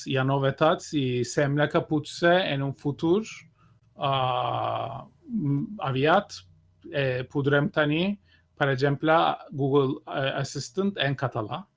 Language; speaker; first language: Catalan; non-native, fluent; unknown